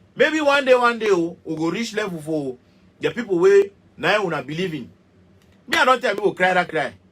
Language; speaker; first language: Nigerian Pidgin; native; Nigerian Pidgin